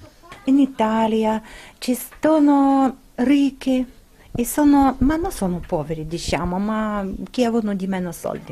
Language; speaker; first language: Italian; non-native, learner; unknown